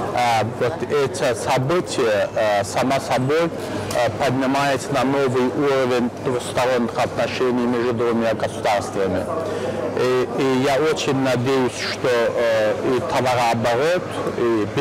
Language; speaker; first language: Russian; non-native, fluent; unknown